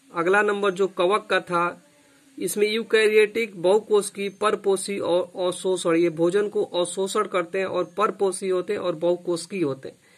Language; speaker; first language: Hindi; native; Hindi